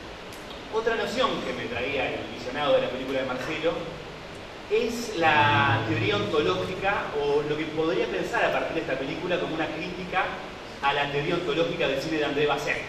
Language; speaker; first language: Spanish; native; Spanish